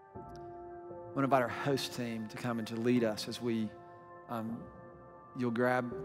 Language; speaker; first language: English; native; English